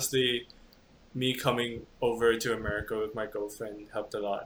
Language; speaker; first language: English; native; English